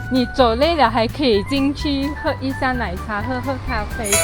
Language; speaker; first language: Chinese; native; Chinese